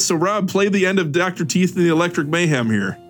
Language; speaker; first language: English; native; English